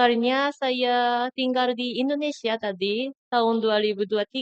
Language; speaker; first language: Indonesian; non-native, learner; Japanese